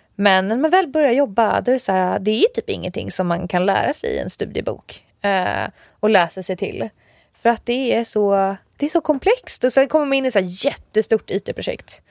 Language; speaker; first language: Swedish; native; Swedish